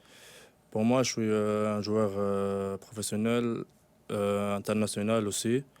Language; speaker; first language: French; non-native, local second language; Arabic